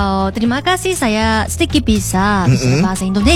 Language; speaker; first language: Indonesian; non-native, learner; Korean